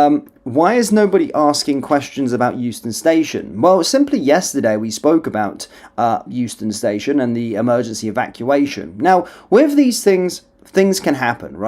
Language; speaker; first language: English; native; English